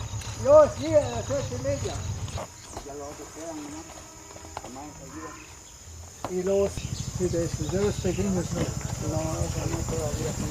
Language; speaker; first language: Spanish; non-native, fluent; Italian